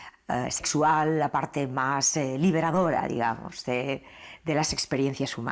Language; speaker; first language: Spanish; native; Spanish